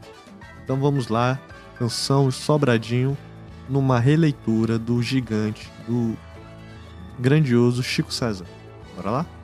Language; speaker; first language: Portuguese; native; Portuguese